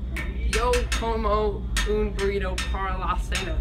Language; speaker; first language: Spanish; non-native, learner; English